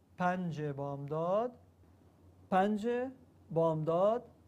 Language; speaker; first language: Persian; non-native, learner; Arabic